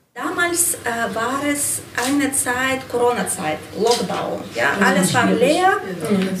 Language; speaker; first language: German; non-native, fluent; Ukrainian